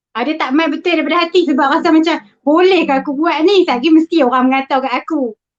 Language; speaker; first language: Malay; native; Malay